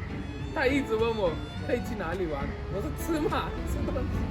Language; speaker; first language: Chinese; non-native, fluent; Hindi